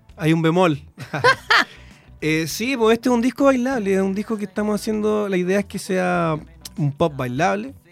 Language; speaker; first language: Spanish; native; Spanish